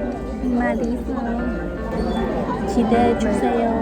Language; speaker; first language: Korean; non-native, learner; Persian